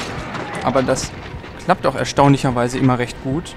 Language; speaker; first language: German; native; German